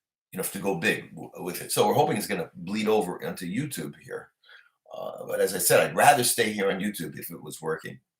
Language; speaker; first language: English; native; English